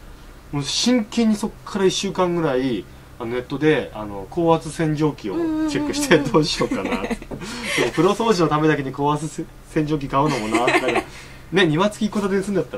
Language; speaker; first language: Japanese; native; Japanese